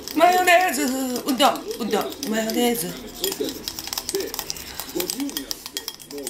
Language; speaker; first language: Japanese; native; Japanese